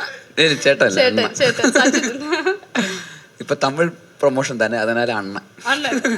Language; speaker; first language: Tamil; non-native, learner; Malayalam